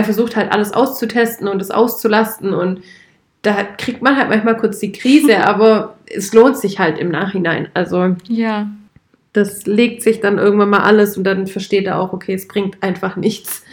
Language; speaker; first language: German; native; German